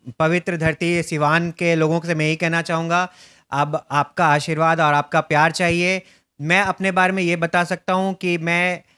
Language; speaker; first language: Hindi; native; Hindi